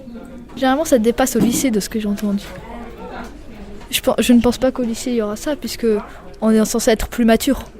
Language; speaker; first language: French; native; French